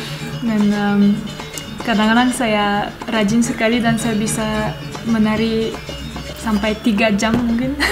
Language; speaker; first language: Indonesian; non-native, fluent; French